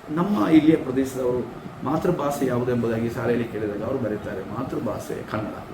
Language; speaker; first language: Kannada; non-native, local second language; Tulu